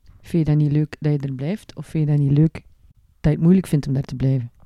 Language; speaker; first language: Dutch; native; Dutch